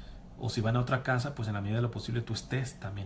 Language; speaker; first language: Spanish; native; Spanish